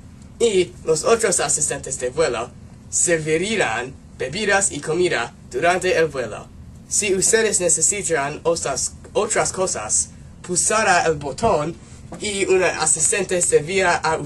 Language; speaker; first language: Spanish; non-native, learner; English